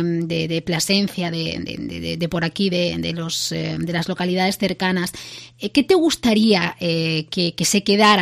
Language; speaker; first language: Spanish; native; Spanish